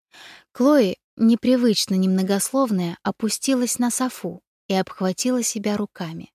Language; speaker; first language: Russian; native; Russian